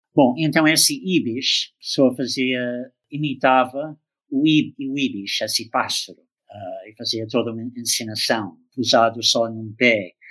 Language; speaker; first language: Portuguese; non-native, fluent; English